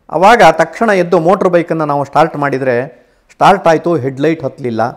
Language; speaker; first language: Kannada; native; Kannada